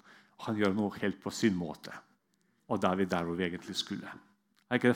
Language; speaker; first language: Norwegian; non-native, fluent; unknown